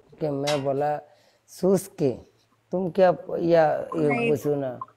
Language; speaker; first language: Hindi; non-native, learner; Bangla